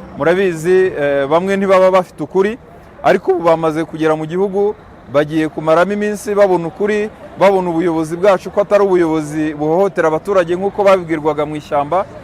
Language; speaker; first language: Kinyarwanda; native; Kinyarwanda